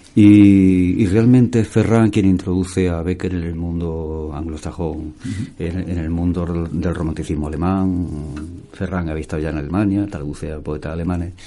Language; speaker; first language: Spanish; native; Spanish